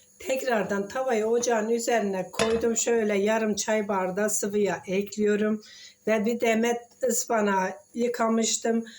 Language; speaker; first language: Turkish; native; Turkish